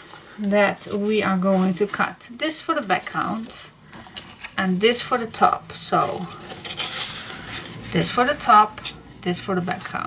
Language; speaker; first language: English; non-native, fluent; Dutch